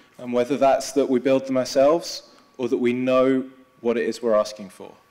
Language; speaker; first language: English; native; English